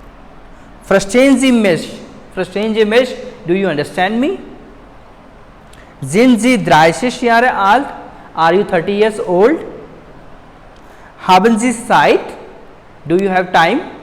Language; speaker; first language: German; non-native, fluent; Hindi